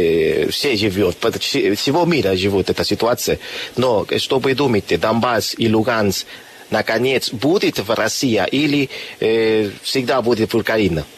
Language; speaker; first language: Russian; non-native, learner; Spanish